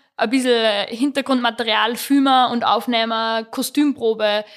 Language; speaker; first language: German; native; German